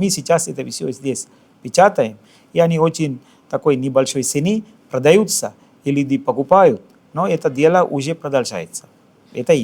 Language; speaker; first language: Russian; non-native, fluent; Sinhala